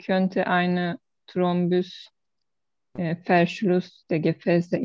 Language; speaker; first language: German; non-native, learner; Turkish